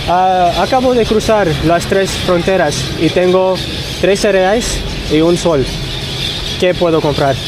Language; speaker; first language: Spanish; non-native, learner; English